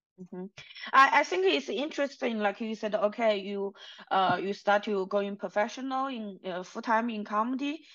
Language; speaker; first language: English; non-native, fluent; Chinese